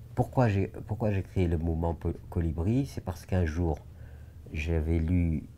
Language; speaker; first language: French; non-native, local second language; Arabic